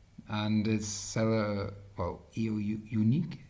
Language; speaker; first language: English; native; English